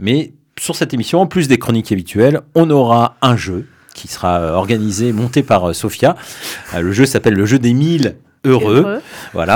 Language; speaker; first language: French; native; French